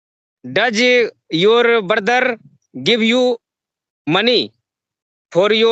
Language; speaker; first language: English; non-native, learner; Hindi